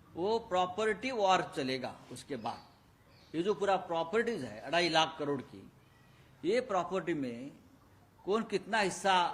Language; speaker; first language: Hindi; non-native, local second language; Marathi